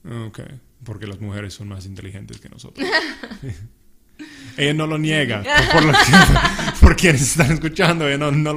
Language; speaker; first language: Spanish; non-native, local second language; English